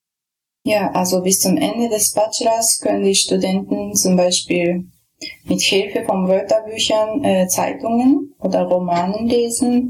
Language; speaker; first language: German; non-native, fluent; Japanese